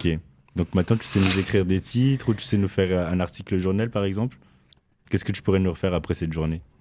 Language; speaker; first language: French; native; French